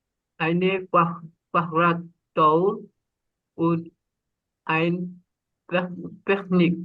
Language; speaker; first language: German; non-native, learner; Indonesian